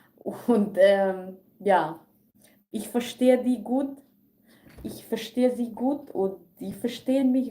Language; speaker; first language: German; non-native, learner; Kurdish